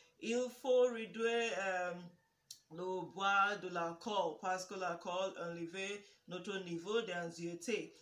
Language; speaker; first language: French; non-native, learner; English